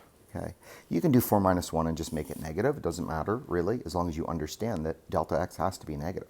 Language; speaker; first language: English; native; English